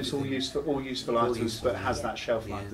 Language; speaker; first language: English; native; English